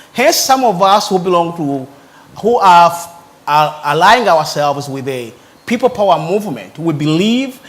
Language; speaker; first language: English; non-native, local second language; Ganda